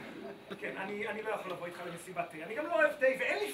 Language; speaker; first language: Hebrew; native; Hebrew